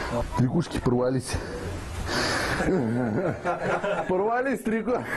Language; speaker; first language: Russian; native; Russian